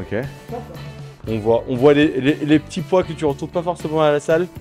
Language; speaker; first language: French; native; French